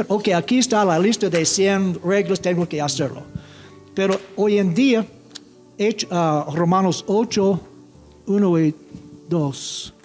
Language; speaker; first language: Spanish; non-native, fluent; English